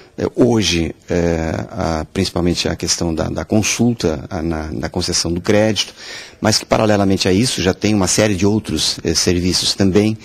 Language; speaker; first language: Portuguese; native; Portuguese